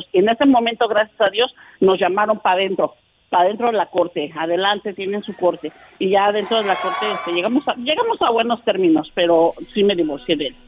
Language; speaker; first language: Spanish; native; Spanish